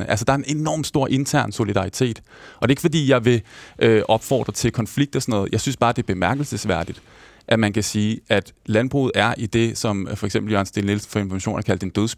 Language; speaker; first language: Danish; native; Danish